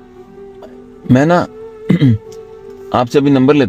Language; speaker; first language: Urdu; non-native, local second language; Punjabi